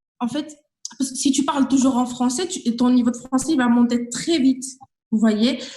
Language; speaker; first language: French; non-native, fluent; Spanish